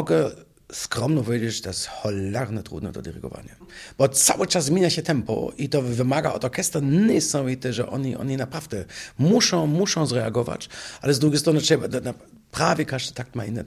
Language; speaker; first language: Polish; non-native, fluent; German